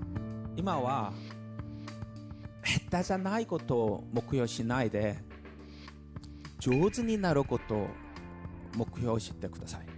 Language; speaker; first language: Japanese; non-native, learner; Korean